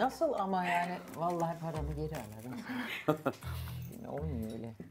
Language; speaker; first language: Turkish; native; Turkish